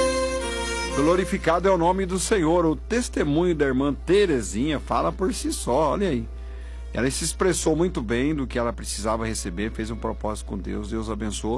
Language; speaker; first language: Portuguese; native; Portuguese